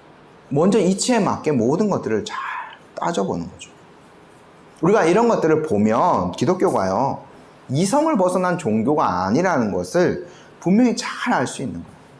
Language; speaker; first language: Korean; native; Korean